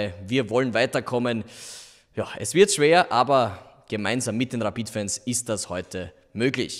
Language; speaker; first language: German; native; German